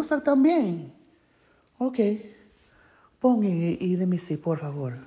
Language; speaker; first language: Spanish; non-native, learner; English